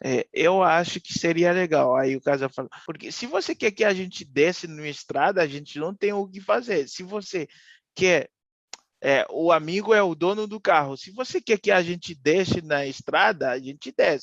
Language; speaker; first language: Portuguese; non-native, fluent; Haitian Creole